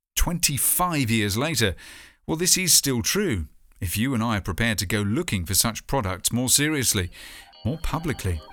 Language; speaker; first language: English; native; English